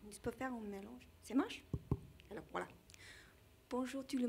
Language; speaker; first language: French; non-native, learner; English